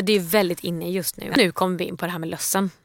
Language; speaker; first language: Swedish; native; Swedish